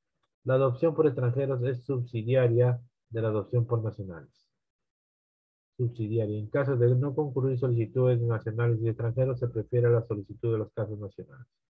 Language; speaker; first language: Spanish; native; Spanish